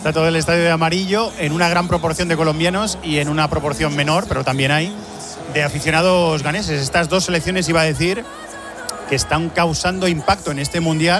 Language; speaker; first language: Spanish; native; Spanish